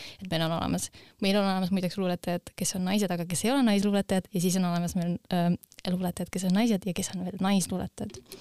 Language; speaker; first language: Estonian; non-native, local second language; Russian